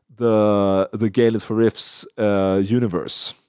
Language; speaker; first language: English; non-native, fluent; Swedish